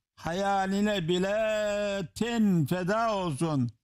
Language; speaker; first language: Turkish; native; Turkish